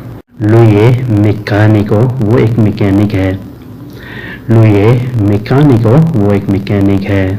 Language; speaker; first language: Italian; non-native, fluent; Urdu